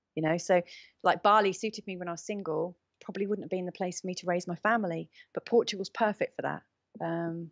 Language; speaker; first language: English; native; English